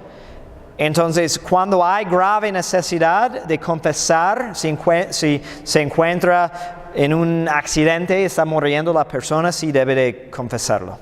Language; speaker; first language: Spanish; non-native, fluent; English